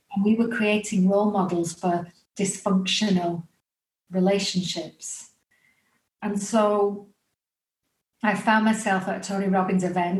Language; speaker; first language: English; native; English